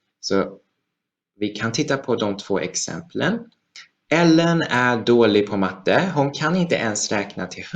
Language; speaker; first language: Swedish; non-native, fluent; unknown